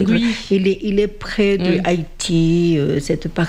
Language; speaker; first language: French; non-native, fluent; Spanish